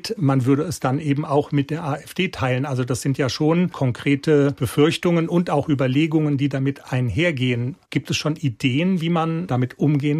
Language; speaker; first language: German; native; German